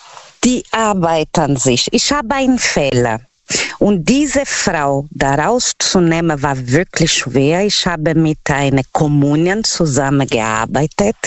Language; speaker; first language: German; non-native, learner; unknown